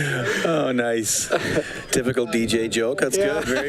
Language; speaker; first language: English; native; English